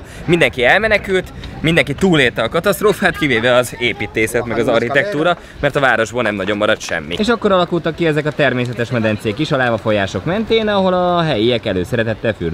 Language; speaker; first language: Hungarian; native; Hungarian